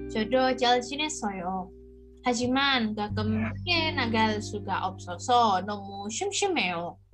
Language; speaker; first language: Korean; non-native, learner; Indonesian